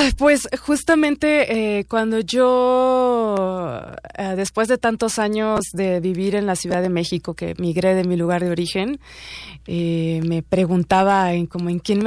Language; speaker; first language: Spanish; native; Spanish